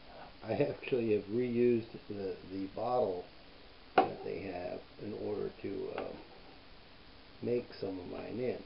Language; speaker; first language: English; native; English